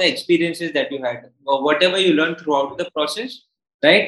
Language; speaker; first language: English; non-native, local second language; Hindi